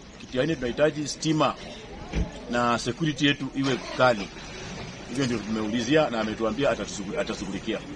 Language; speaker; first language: Swahili; non-native, local second language; Luyia